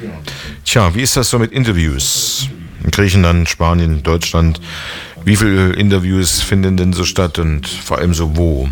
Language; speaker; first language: German; native; German